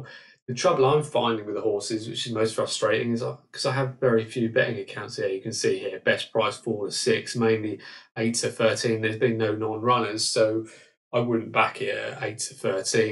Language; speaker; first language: English; native; English